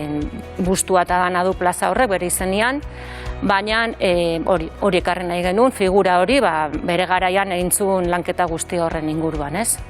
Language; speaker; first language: Basque; native; Basque